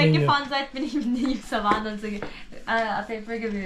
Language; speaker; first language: German; early bilingual, other home language; Filipino